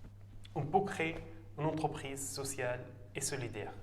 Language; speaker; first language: French; non-native, fluent; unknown